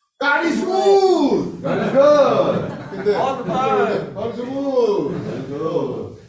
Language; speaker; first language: English; non-native, learner; Korean